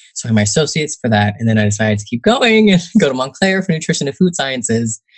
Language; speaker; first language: English; native; English